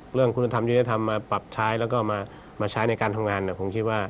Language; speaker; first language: Thai; native; Thai